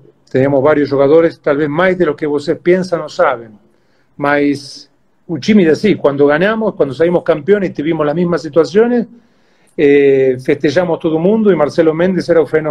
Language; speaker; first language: Portuguese; non-native, fluent; Spanish